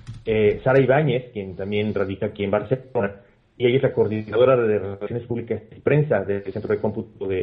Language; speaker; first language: Spanish; native; Spanish